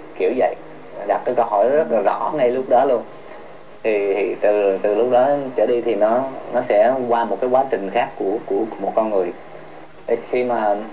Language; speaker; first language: Vietnamese; early bilingual, heritage; Vietnamese